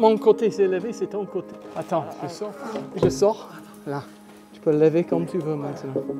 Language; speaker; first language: French; non-native, fluent; English